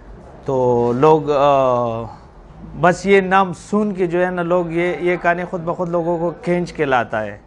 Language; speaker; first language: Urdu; non-native, local second language; Pashto